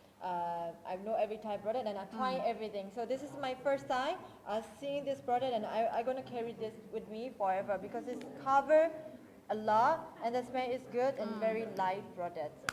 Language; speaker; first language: English; non-native, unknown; Burmese